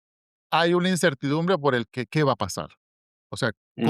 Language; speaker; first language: Spanish; native; Spanish